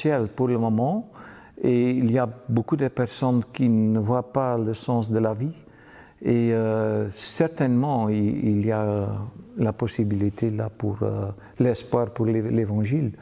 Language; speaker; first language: French; non-native, local second language; Dutch